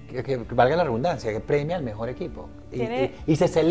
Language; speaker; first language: Spanish; native; Spanish